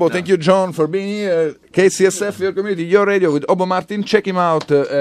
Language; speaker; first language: English; non-native, fluent; Italian